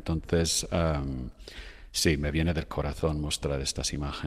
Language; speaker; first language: Spanish; non-native, fluent; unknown